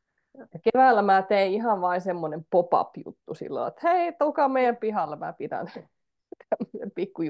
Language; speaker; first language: Finnish; native; Finnish